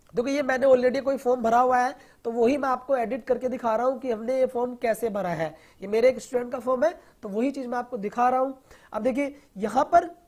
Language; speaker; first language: Hindi; non-native, local second language; Punjabi